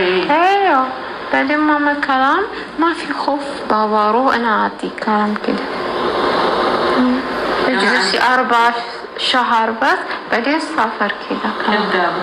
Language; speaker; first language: Arabic; non-native, learner; Amharic